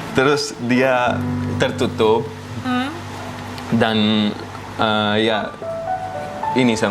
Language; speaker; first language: Indonesian; non-native, fluent; Hindi